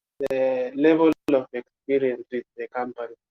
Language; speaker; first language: English; non-native, local second language; Swahili